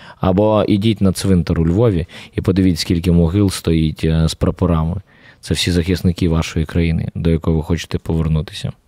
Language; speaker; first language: Ukrainian; native; Ukrainian